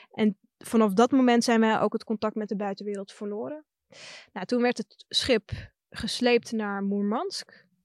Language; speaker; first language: Dutch; early bilingual, other home language; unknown